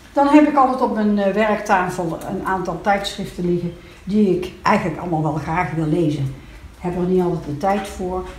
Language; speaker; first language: Dutch; native; Dutch